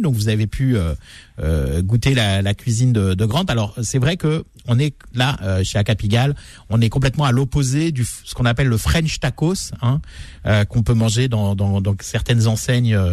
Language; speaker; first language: French; native; French